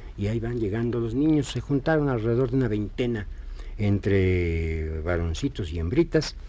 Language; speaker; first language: Spanish; native; Spanish